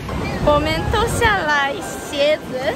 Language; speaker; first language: Chinese; non-native, learner; Japanese